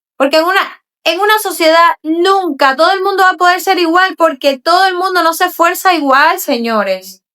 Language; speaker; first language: Spanish; native; Spanish